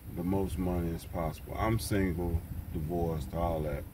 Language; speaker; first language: English; native; English